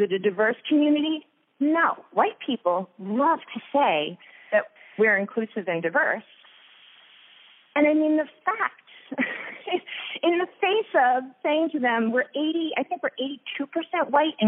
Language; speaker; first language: English; native; English